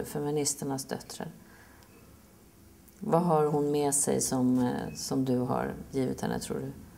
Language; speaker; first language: Swedish; native; Swedish